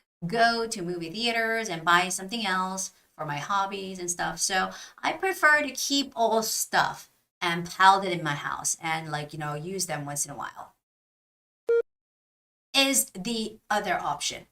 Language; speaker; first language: English; non-native, fluent; Korean